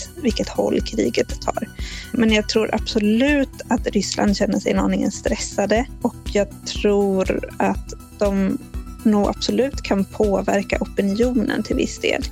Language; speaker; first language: Swedish; native; Swedish